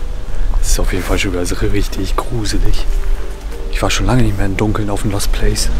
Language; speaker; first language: German; native; German